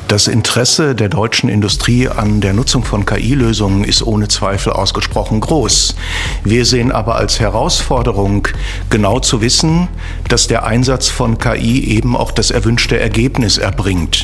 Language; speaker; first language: German; native; German